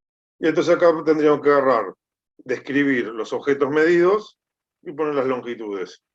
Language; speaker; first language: Spanish; native; Spanish